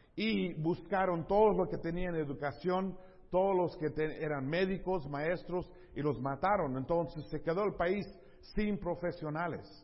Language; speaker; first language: Spanish; early bilingual, heritage; Spanish